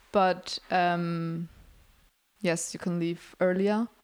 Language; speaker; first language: English; non-native, fluent; German